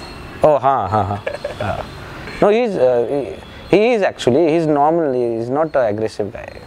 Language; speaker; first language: Kannada; non-native, learner; Nepali